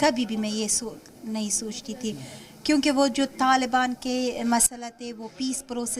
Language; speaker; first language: Hindi; non-native, fluent; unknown